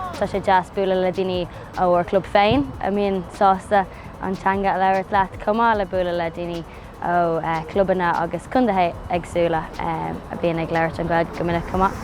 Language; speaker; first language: Irish; non-native, local second language; English